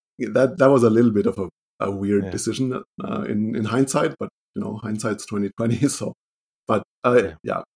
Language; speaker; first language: English; non-native, fluent; German